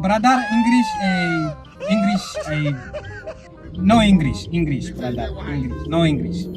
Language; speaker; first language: English; non-native, learner; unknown